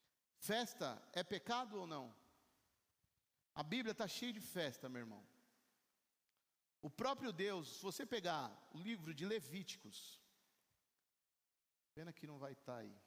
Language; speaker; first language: Portuguese; native; Portuguese